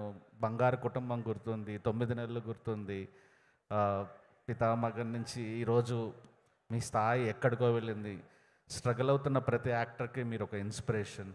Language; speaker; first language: Telugu; non-native, learner; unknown